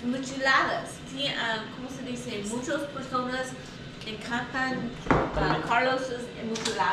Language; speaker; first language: Spanish; non-native, learner; English